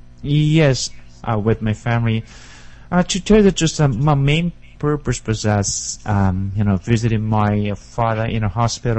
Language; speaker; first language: English; non-native, learner; Japanese